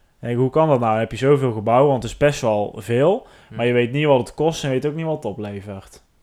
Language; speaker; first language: Dutch; native; Dutch